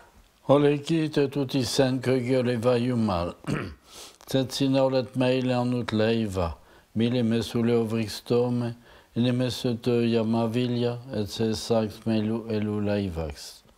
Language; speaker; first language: Finnish; non-native, fluent; French